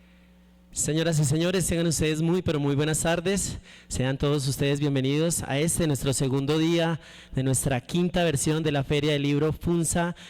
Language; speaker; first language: Spanish; native; Spanish